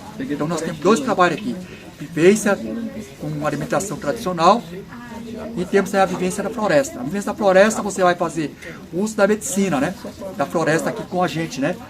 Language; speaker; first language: Portuguese; non-native, local second language; Guarani